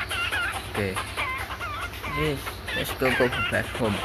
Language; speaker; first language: English; non-native, learner; Indonesian